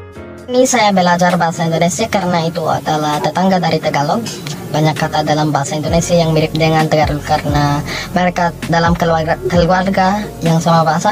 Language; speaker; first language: Indonesian; non-native, learner; Filipino